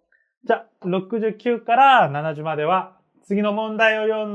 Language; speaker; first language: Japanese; non-native, fluent; Korean